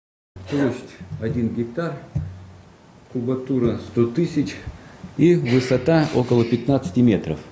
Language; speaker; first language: Russian; native; Russian